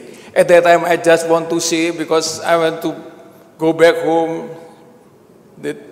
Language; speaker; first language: English; non-native, learner; Indonesian